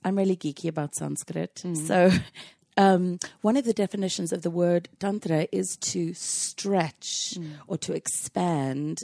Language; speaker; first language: English; native; English